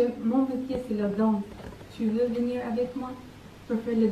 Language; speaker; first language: French; non-native, learner; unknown